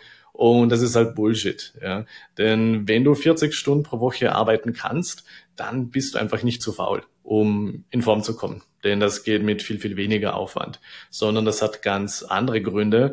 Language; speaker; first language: German; native; German